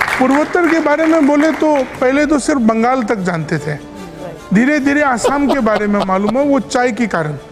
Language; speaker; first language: Hindi; non-native, local second language; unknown